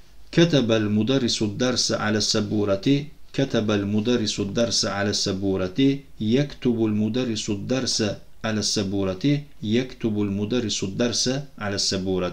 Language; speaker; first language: Arabic; non-native, fluent; Turkish